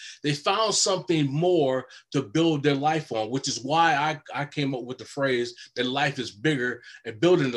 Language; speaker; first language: English; native; English